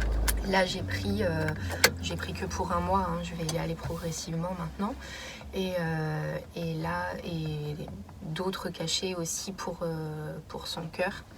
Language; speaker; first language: French; native; French